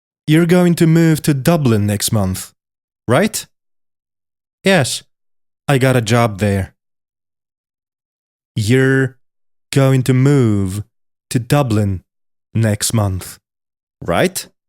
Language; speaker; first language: English; non-native, fluent; Polish